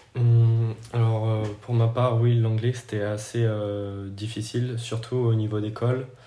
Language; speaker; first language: French; native; French